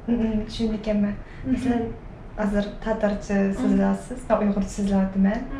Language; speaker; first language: Turkish; non-native, learner; Uyghur